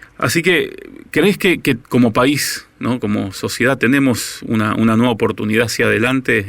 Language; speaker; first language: Spanish; native; Spanish